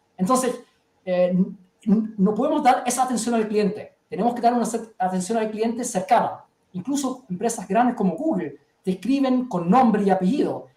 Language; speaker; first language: Spanish; early bilingual, heritage; German